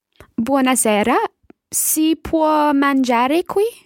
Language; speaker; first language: Italian; non-native, learner; English